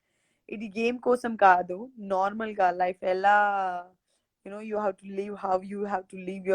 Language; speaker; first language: Telugu; non-native, local second language; Gujarati